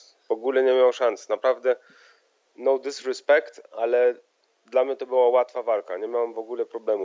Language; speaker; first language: Polish; early bilingual, heritage; Polish